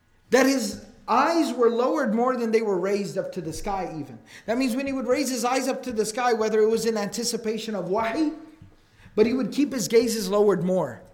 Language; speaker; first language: English; native; English